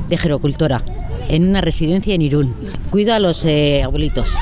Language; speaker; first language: Spanish; native; Spanish